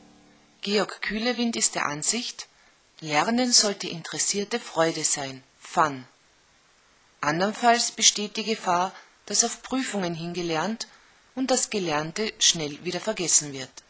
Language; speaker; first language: German; native; German